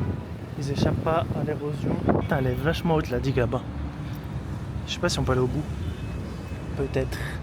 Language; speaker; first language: French; native; French